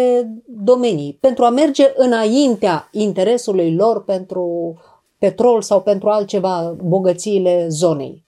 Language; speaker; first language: Romanian; native; Romanian